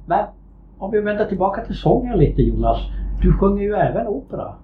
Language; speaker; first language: Swedish; native; Swedish